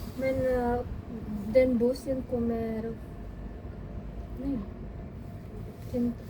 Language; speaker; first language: Swedish; non-native, learner; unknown